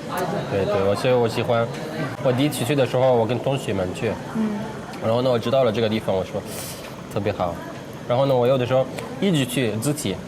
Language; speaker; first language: Chinese; non-native, learner; Arabic